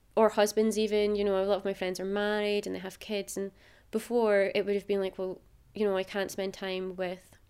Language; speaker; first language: English; native; English